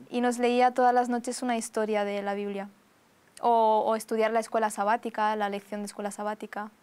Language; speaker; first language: Spanish; early bilingual, other home language; Romanian